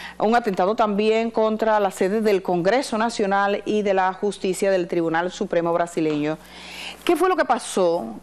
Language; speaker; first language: Spanish; native; Spanish